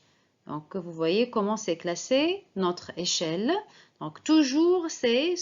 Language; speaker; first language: French; non-native, fluent; Arabic